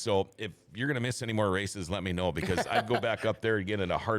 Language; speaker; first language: English; native; English